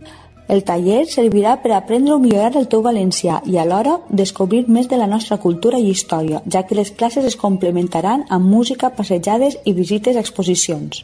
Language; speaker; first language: Catalan; native; Catalan